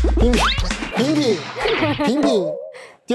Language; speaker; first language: Japanese; native; Japanese